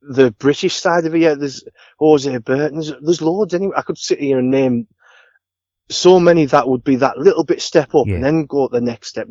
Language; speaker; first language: English; native; English